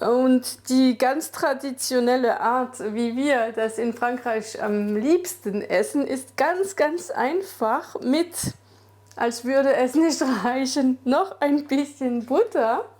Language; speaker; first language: German; non-native, fluent; French